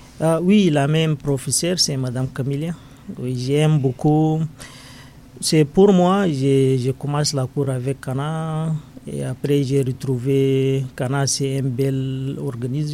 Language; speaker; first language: French; non-native, learner; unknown